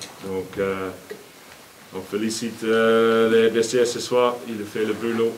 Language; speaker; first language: French; non-native, learner; English